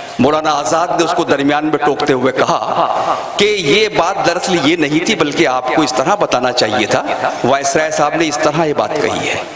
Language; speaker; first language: Urdu; native; Urdu